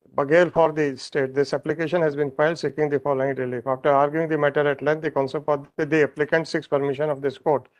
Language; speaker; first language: English; non-native, local second language; Hindi